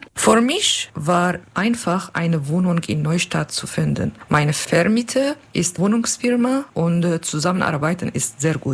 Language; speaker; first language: German; non-native, learner; Arabic